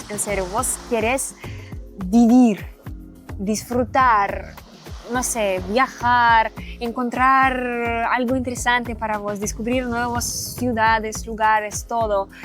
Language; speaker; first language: Spanish; non-native, learner; Russian